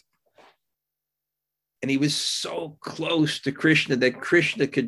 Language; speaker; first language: English; native; English